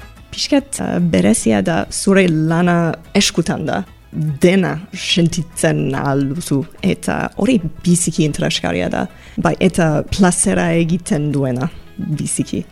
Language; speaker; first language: Basque; non-native, learner; English